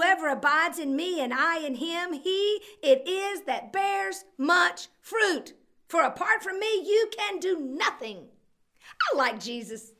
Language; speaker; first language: English; native; English